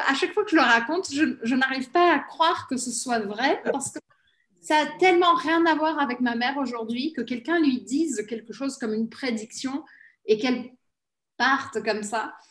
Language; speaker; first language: French; early bilingual, heritage; Portuguese